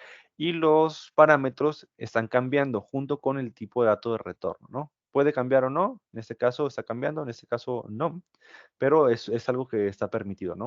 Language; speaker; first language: Spanish; native; Spanish